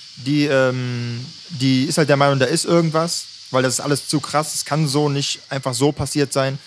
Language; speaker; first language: German; native; German